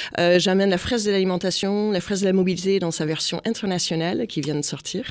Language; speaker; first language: French; non-native, fluent; English